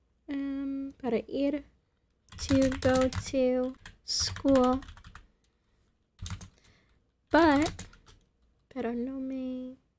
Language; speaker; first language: English; native; English